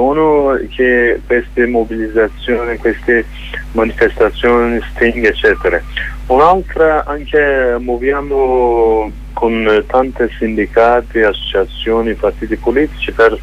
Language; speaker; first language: Italian; non-native, learner; Kurdish